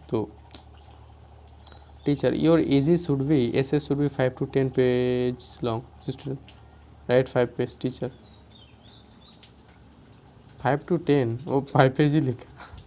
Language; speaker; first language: Hindi; non-native, local second language; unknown